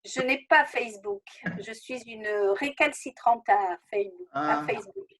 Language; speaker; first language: French; native; French